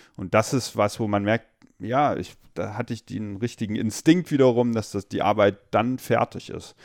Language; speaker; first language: German; native; German